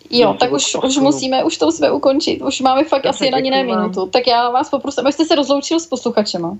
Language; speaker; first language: Czech; native; Czech